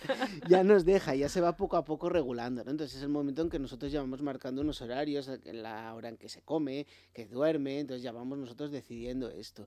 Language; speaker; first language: Spanish; native; Spanish